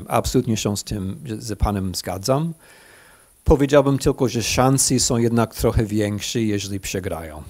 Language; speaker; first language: Polish; non-native, fluent; English